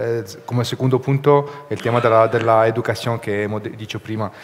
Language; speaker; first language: Spanish; non-native, learner; Italian